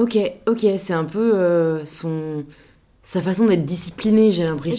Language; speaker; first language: French; native; French